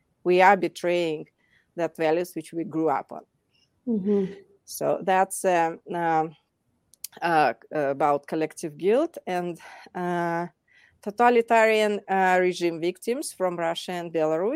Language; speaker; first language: English; non-native, fluent; Russian